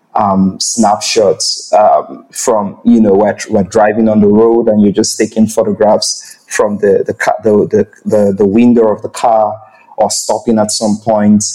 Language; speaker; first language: English; non-native, local second language; Igbo